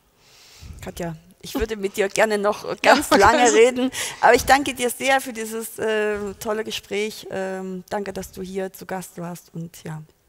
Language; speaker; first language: German; native; German